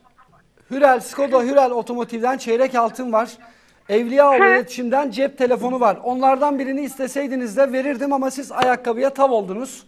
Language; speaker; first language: Turkish; native; Turkish